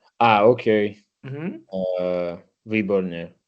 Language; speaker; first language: Czech; non-native, learner; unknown